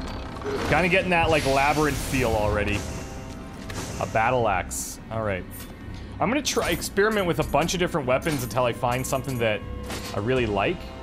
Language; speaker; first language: English; native; English